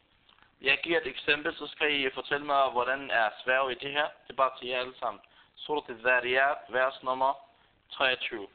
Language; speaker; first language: Danish; non-native, fluent; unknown